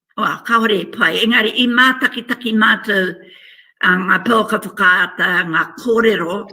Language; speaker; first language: Māori; native; Māori